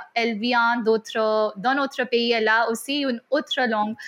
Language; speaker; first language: French; non-native, fluent; Hindi